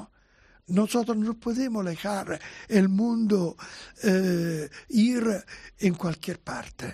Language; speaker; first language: Spanish; non-native, fluent; Italian